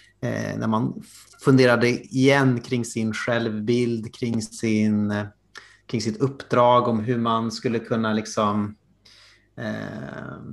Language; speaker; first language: Swedish; native; Swedish